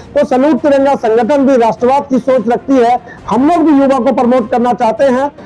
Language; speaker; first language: Hindi; native; Hindi